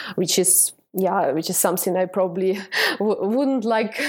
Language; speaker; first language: English; non-native, fluent; Ukrainian